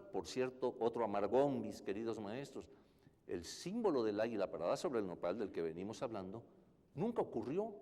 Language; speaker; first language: Spanish; native; Spanish